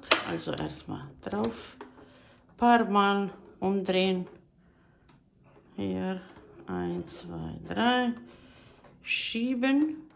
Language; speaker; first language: German; non-native, fluent; Croatian